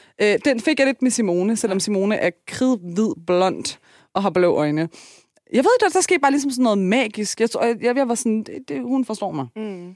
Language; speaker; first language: Danish; native; Danish